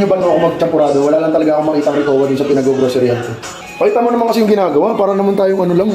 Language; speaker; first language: Filipino; native; Filipino